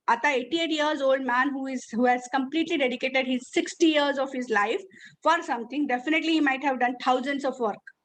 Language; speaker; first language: English; non-native, local second language; Marathi